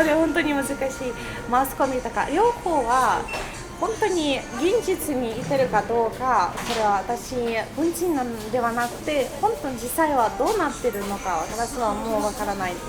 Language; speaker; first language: Japanese; non-native, fluent; Russian